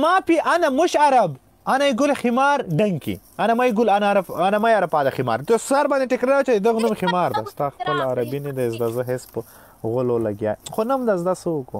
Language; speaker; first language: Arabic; non-native, learner; Pashto